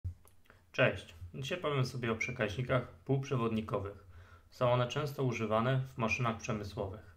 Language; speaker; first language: Polish; native; Polish